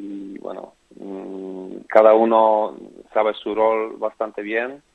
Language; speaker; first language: Spanish; non-native, fluent; Polish